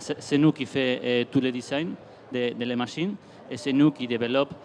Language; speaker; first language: French; non-native, fluent; Spanish